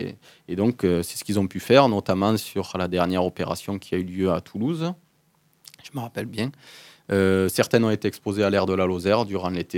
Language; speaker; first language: French; native; French